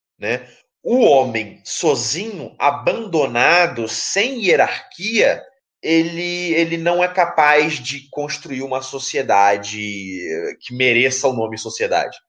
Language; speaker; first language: Portuguese; native; Portuguese